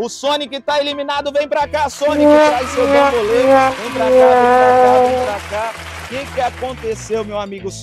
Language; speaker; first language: Portuguese; native; Portuguese